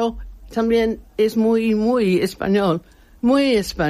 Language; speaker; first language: Spanish; non-native, learner; English